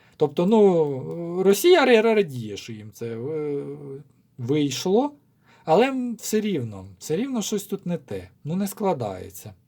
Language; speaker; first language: Ukrainian; non-native, local second language; Russian